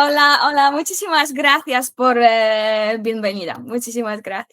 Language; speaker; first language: Spanish; non-native, fluent; Polish